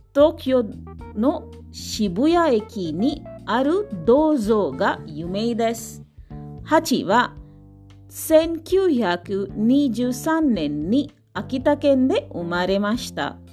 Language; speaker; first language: Japanese; non-native, learner; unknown